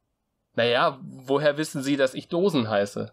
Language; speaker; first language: German; native; German